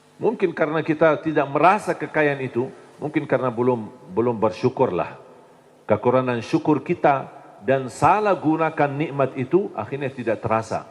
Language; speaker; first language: Indonesian; non-native, fluent; Arabic